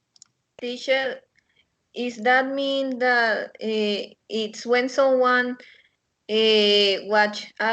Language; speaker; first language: English; non-native, learner; Spanish